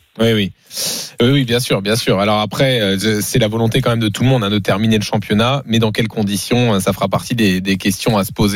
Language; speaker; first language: French; native; French